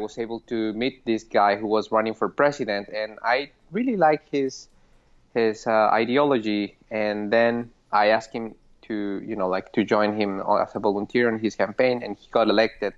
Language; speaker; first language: English; non-native, fluent; Spanish